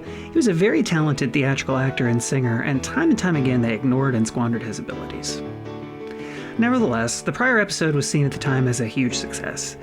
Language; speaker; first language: English; native; English